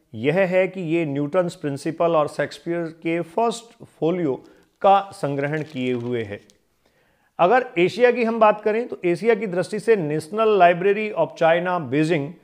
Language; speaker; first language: Hindi; native; Hindi